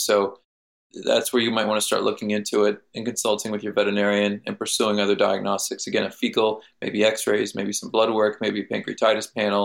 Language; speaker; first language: English; native; English